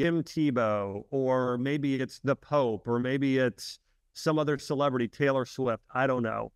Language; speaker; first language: English; native; English